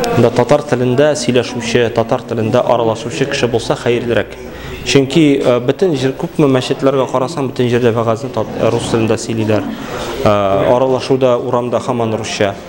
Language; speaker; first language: Tatar; non-native, local second language; Russian